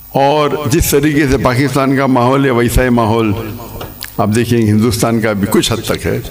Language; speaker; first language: Urdu; non-native, local second language; English